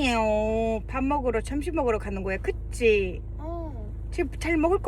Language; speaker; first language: Korean; non-native, fluent; Mongolian